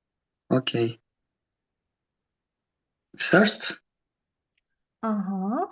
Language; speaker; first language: English; non-native, learner; Russian